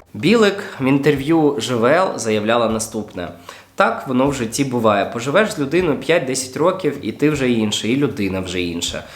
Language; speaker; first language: Ukrainian; non-native, local second language; Russian